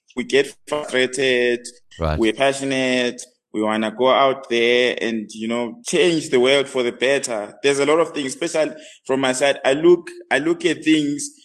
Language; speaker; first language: English; non-native, local second language; North Ndebele